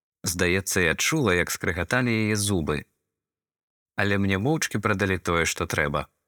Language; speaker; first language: Belarusian; non-native, local second language; Russian